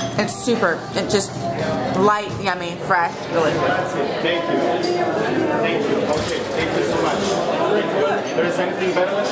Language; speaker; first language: English; native; English